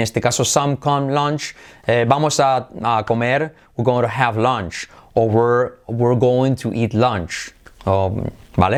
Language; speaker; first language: English; non-native, fluent; Spanish